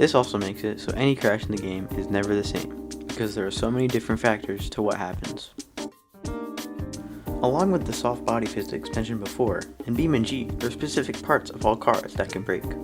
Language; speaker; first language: English; native; English